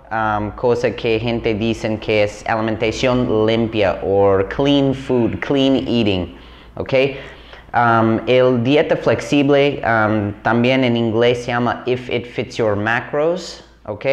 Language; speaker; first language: Spanish; non-native, fluent; English